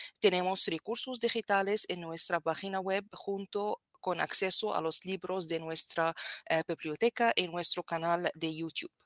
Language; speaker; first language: Spanish; non-native, fluent; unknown